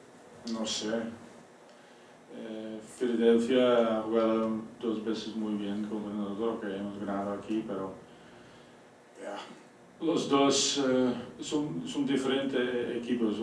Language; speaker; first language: Spanish; non-native, fluent; Dutch